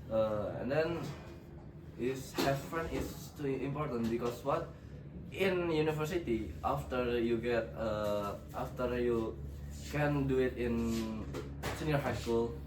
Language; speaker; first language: English; non-native, learner; Indonesian